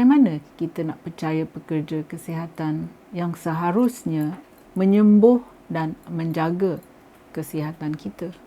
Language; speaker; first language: Malay; native; Malay